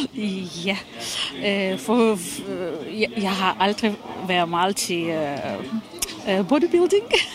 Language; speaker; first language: Danish; non-native, fluent; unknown